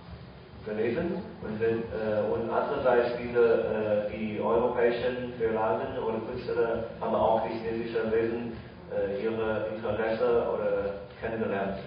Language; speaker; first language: German; non-native, fluent; Chinese